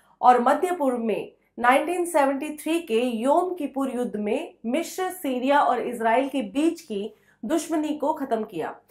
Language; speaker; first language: Hindi; native; Hindi